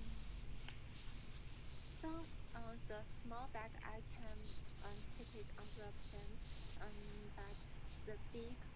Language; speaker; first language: English; non-native, learner; Chinese